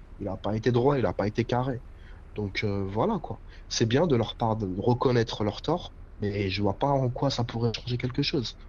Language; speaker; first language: French; native; French